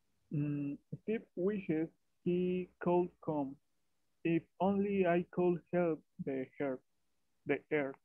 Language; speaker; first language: English; non-native, learner; Spanish